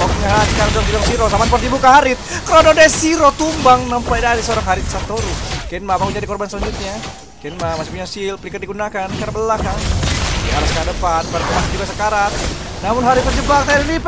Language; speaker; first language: Indonesian; native; Indonesian